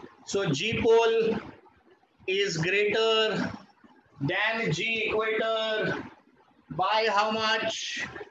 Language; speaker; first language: English; non-native, local second language; Hindi